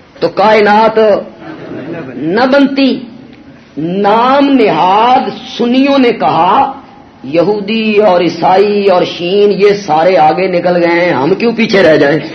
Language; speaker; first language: Urdu; non-native, local second language; Punjabi